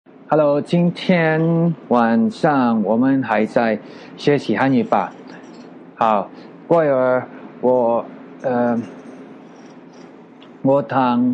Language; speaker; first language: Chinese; non-native, learner; Filipino